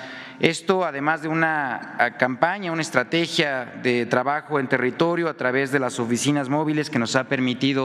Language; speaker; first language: Spanish; native; Spanish